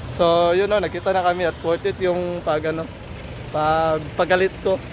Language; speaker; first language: Filipino; non-native, local second language; Cebuano